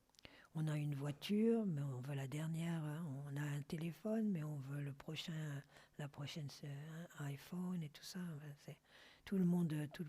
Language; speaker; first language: French; native; French